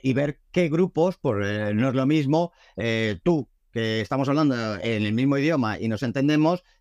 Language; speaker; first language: Spanish; native; Spanish